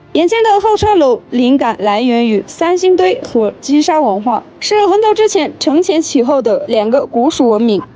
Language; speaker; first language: Chinese; non-native, local second language; Tibetan